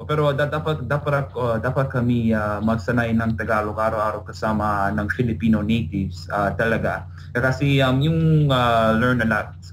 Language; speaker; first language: Filipino; non-native, learner; English